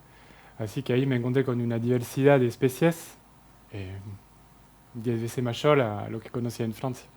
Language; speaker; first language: Spanish; non-native, fluent; French